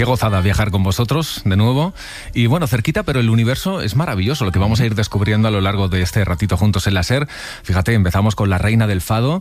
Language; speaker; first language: Spanish; native; Spanish